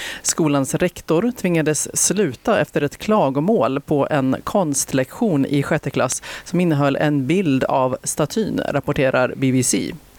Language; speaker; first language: Swedish; native; Swedish